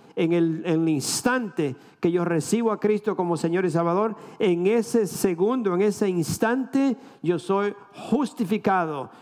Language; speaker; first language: Spanish; native; Spanish